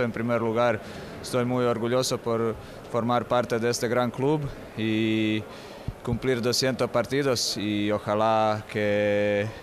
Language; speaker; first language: Spanish; non-native, fluent; Croatian